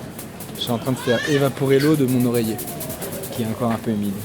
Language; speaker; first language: French; native; French